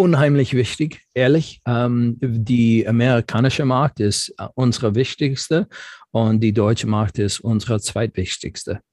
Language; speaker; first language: German; non-native, fluent; English